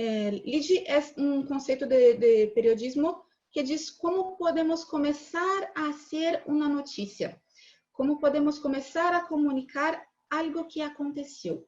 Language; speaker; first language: Spanish; non-native, learner; Portuguese